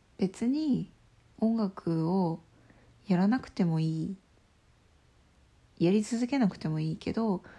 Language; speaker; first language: Japanese; native; Japanese